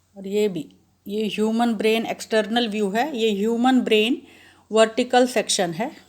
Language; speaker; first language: Hindi; non-native, local second language; Kannada